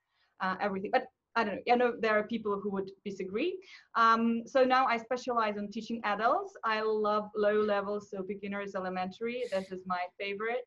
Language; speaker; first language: English; non-native, fluent; Russian